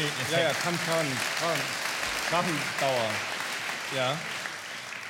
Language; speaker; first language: German; native; German